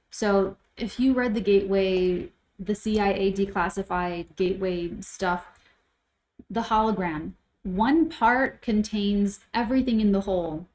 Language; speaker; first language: English; native; English